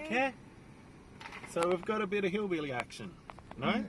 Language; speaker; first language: English; native; English